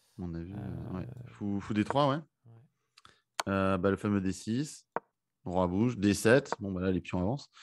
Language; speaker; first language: French; native; French